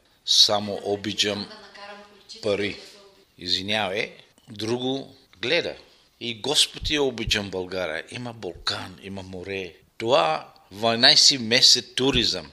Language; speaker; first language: Bulgarian; non-native, local second language; Arabic